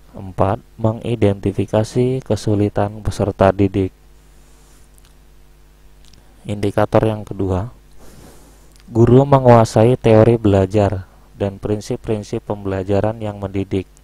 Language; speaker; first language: Indonesian; native; Indonesian